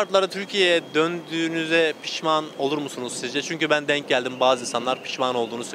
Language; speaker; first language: Turkish; native; Turkish